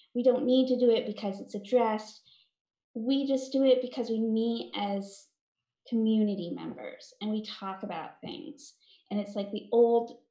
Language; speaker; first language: English; native; English